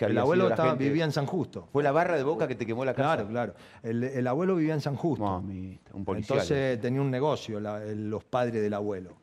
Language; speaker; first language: Spanish; native; Spanish